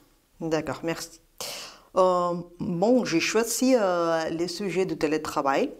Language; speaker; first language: French; non-native, fluent; Spanish